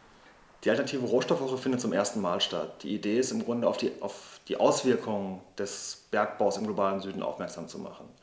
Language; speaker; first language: German; native; German